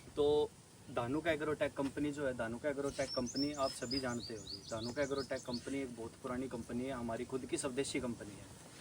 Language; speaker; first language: Hindi; non-native, local second language; Punjabi